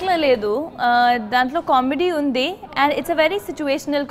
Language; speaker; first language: Telugu; non-native, local second language; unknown